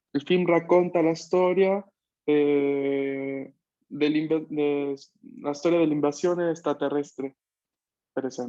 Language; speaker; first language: Italian; non-native, fluent; Spanish